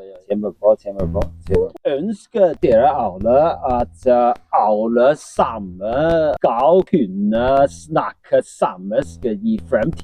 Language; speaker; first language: Norwegian; non-native, learner; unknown